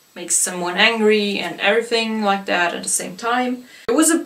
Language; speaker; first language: English; non-native, fluent; German